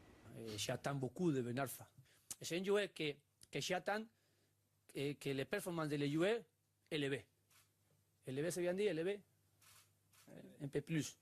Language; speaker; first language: French; non-native, learner; Spanish